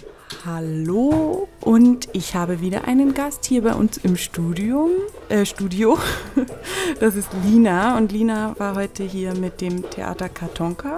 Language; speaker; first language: German; native; German